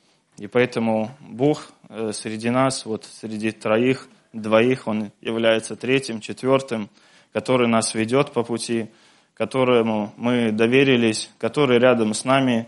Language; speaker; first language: Russian; native; Russian